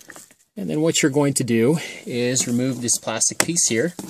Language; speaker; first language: English; native; English